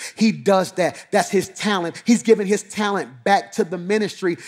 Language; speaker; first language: English; native; English